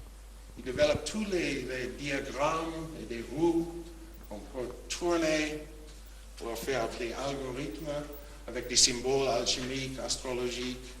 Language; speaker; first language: French; non-native, fluent; English